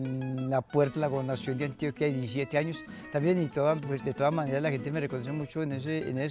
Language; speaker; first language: Spanish; native; Spanish